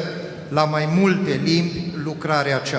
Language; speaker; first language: Romanian; non-native, fluent; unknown